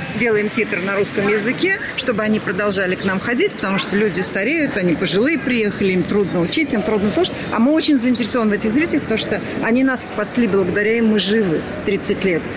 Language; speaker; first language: Russian; native; Russian